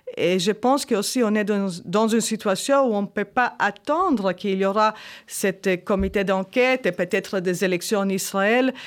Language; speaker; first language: French; non-native, fluent; Hebrew